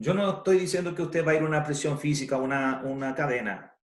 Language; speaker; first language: Spanish; native; Spanish